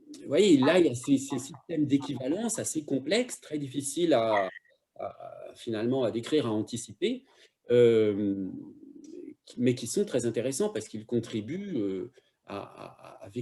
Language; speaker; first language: French; native; French